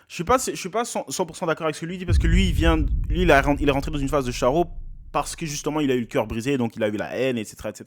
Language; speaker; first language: French; native; French